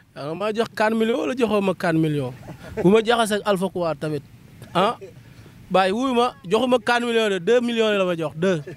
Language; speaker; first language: Wolof; non-native, local second language; Serer